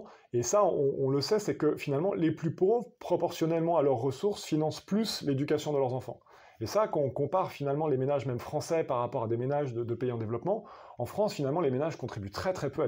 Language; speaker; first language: French; native; French